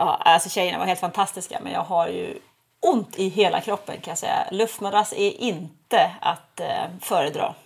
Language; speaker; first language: Swedish; native; Swedish